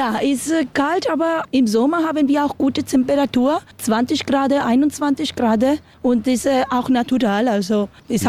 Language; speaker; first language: German; non-native, learner; Spanish